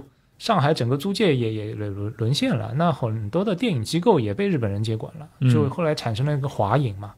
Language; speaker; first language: Chinese; native; Chinese